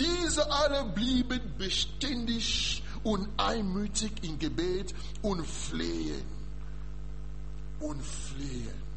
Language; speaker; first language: German; non-native, learner; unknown